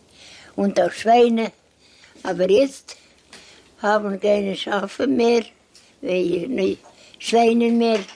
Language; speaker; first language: German; non-native, learner; Estonian